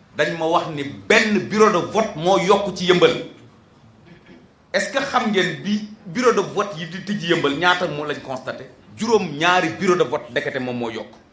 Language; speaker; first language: Wolof; native; Wolof